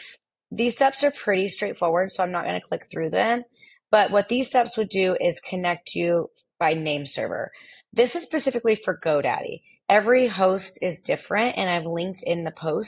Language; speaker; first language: English; native; English